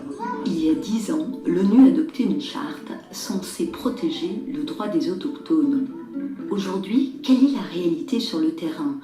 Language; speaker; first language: French; native; French